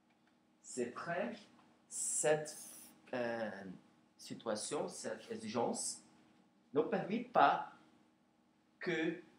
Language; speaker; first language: French; non-native, learner; Portuguese